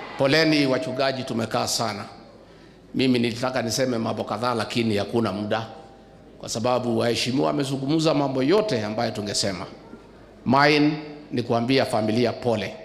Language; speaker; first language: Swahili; non-native, local second language; Kikuyu